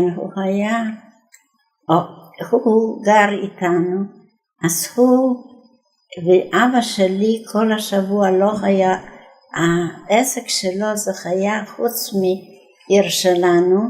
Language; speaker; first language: Hebrew; non-native, fluent; Yiddish